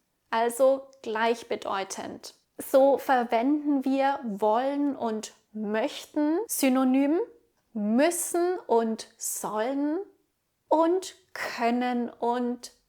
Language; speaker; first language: German; native; German